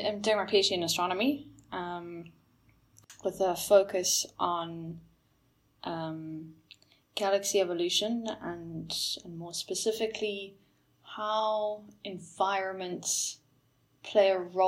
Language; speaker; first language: English; native; English